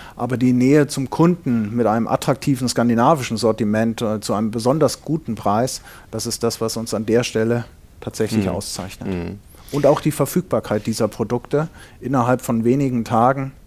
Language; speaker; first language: German; native; German